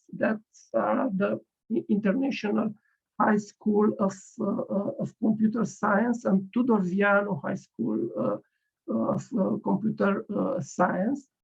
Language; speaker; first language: English; non-native, fluent; Romanian